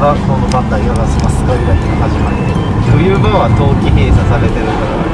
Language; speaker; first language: Japanese; native; Japanese